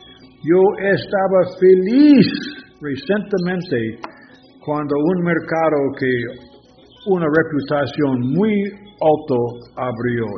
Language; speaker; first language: Spanish; non-native, learner; English